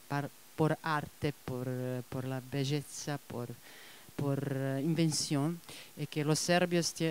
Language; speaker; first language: Spanish; non-native, fluent; Serbian